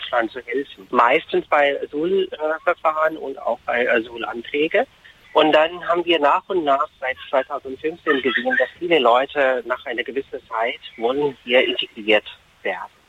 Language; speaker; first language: German; non-native, fluent; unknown